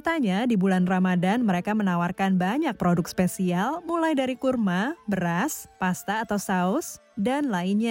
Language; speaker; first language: Indonesian; native; Indonesian